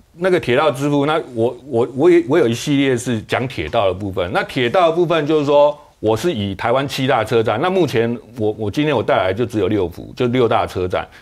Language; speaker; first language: Chinese; native; Chinese